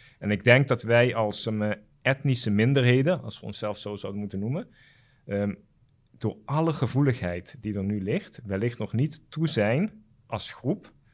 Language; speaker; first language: Dutch; non-native, local second language; Papiamento